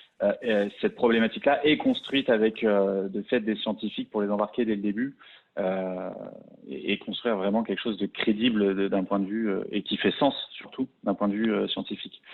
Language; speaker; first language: French; native; French